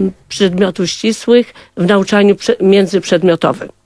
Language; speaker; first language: Polish; non-native, local second language; Kashubian